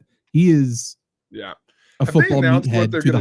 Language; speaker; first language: English; native; English